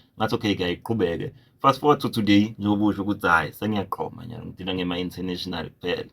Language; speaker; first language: Zulu; native; Zulu